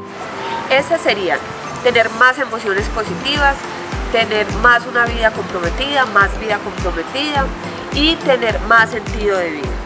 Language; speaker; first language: Spanish; native; Spanish